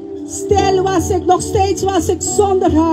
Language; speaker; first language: Dutch; non-native, local second language; Papiamento